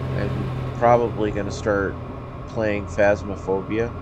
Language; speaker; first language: English; native; English